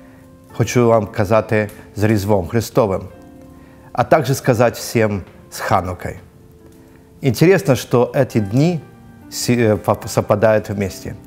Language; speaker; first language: Ukrainian; non-native, local second language; Russian